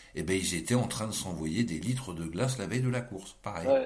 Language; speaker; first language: French; native; French